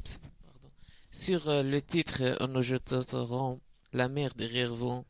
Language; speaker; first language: French; non-native, learner; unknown